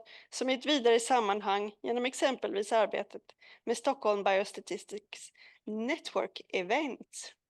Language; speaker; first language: Swedish; native; Swedish